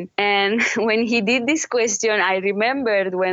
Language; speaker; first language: English; non-native, learner; Italian